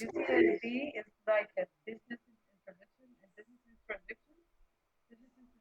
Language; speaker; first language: English; non-native, learner; Spanish